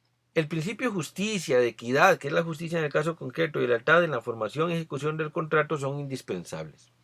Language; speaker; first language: Spanish; native; Spanish